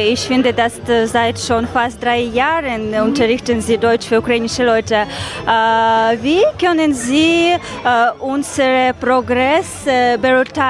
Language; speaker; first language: German; non-native, learner; Ukrainian